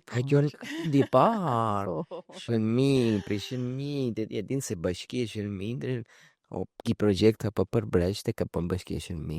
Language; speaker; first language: Albanian; early bilingual, heritage; Albanian